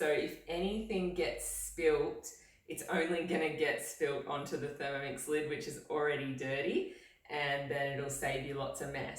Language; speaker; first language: English; native; English